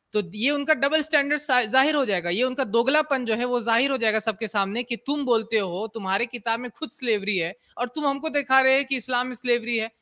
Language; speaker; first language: Hindi; native; Hindi